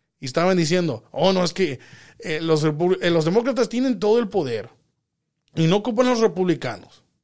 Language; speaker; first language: Spanish; early bilingual, heritage; Spanish